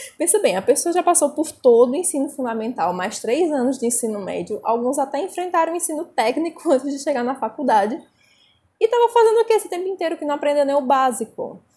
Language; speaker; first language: Portuguese; native; Portuguese